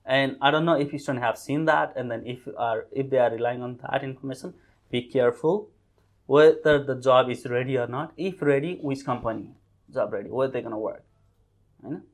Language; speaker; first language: English; non-native, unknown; Nepali